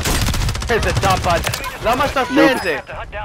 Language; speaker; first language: Hebrew; native; Hebrew